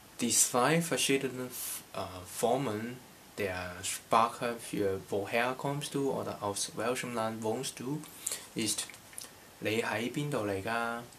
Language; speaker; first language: German; non-native, learner; Cantonese